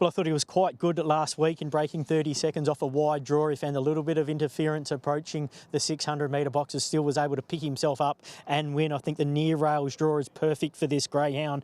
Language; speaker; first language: English; native; English